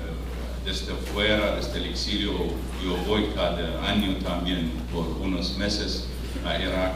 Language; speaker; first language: Spanish; non-native, fluent; Arabic